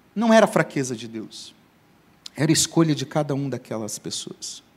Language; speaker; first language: Portuguese; native; Portuguese